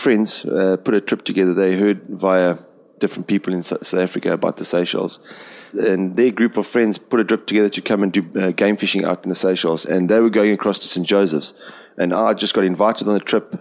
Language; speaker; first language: English; native; English